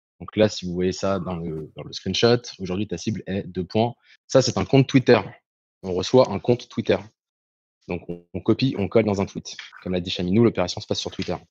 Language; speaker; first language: French; native; French